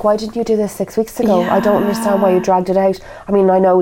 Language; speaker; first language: English; native; English